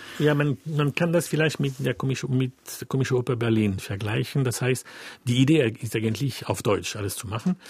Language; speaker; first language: German; non-native, fluent; French